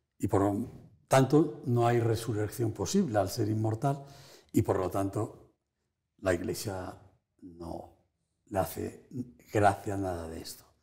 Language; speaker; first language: Spanish; native; Spanish